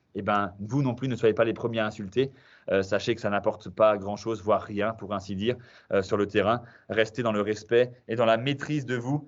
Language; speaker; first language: French; native; French